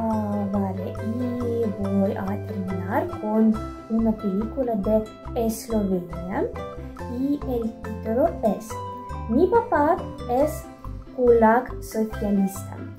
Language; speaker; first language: Spanish; non-native, fluent; Russian